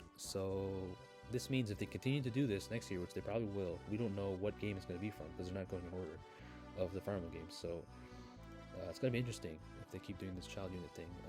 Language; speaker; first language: English; native; English